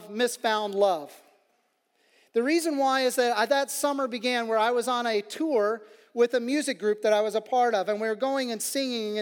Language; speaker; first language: English; native; English